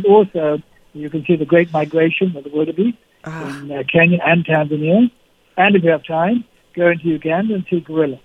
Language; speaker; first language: English; native; English